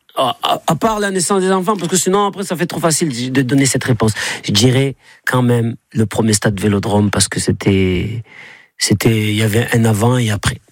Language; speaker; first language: French; native; French